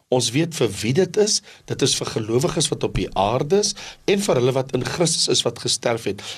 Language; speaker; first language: Afrikaans; native; Afrikaans